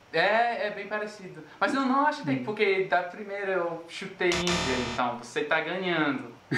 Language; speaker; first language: Portuguese; non-native, fluent; English